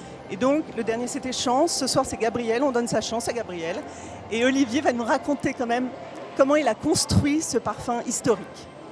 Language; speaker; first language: French; native; French